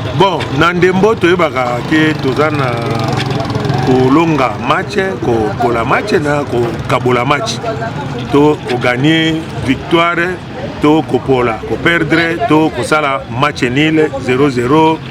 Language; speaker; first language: Lingala; native; Lingala